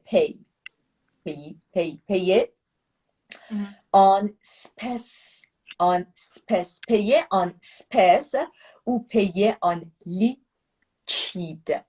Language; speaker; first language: French; non-native, fluent; Persian